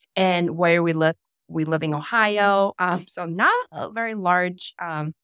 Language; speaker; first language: English; non-native, fluent; Chinese